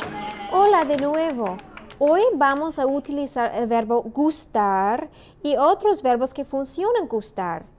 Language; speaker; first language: Spanish; non-native, fluent; English